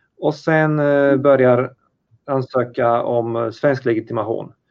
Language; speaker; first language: Swedish; non-native, fluent; Polish